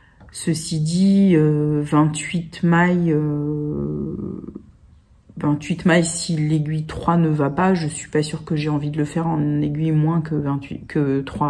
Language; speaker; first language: French; native; French